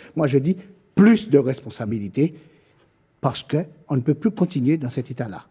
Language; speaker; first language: French; native; French